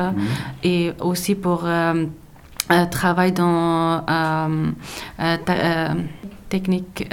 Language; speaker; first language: French; non-native, learner; Persian